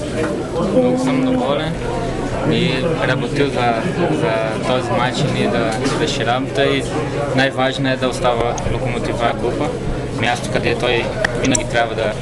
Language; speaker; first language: Bulgarian; non-native, learner; Portuguese